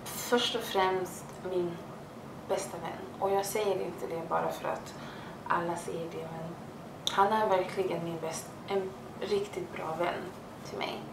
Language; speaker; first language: Swedish; early bilingual, other home language; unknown